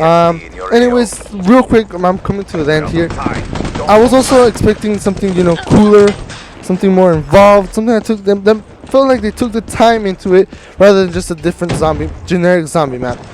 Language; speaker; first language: English; native; English